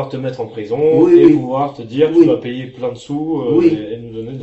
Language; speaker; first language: French; native; French